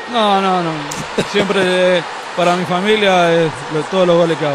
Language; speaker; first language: Italian; non-native, learner; Spanish